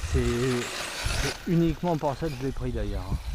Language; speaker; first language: French; native; French